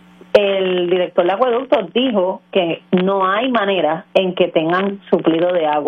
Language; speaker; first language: Spanish; native; Spanish